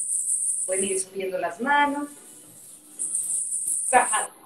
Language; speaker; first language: Spanish; native; Spanish